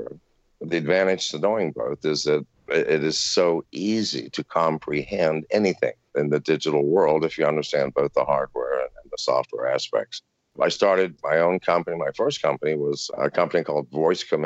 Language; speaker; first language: English; native; English